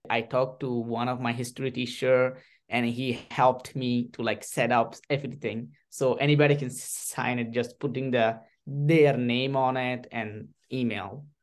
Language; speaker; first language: English; non-native, learner; Rohingya